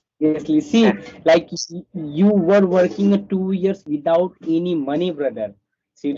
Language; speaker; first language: English; non-native, fluent; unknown